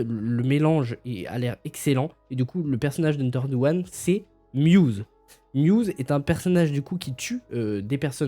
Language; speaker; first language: French; native; French